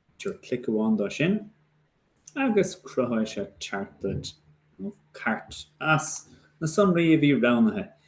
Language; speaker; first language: Irish; native; Irish